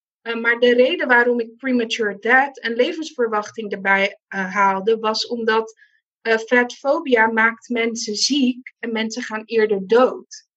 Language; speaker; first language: Dutch; non-native, local second language; Papiamento